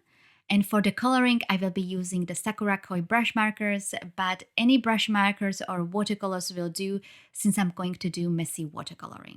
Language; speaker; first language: English; non-native, fluent; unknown